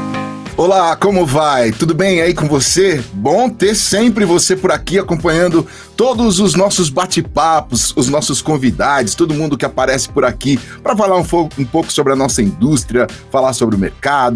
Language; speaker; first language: Portuguese; native; Portuguese